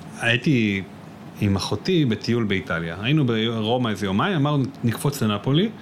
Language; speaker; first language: Hebrew; native; Hebrew